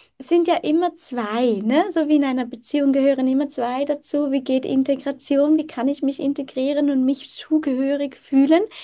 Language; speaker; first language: German; early bilingual, heritage; German